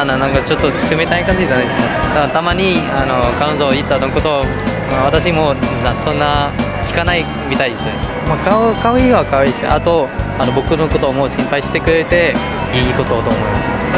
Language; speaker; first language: Japanese; non-native, fluent; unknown